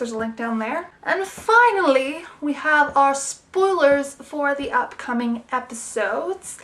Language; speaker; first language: English; native; English